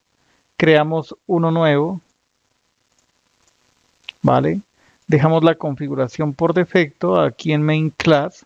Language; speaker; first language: Spanish; native; Spanish